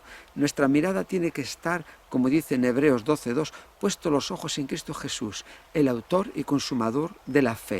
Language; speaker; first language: Spanish; native; Spanish